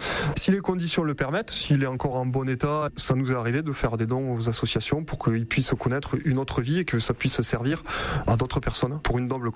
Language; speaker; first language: French; native; French